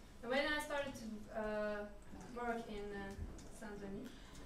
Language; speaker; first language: English; non-native, learner; French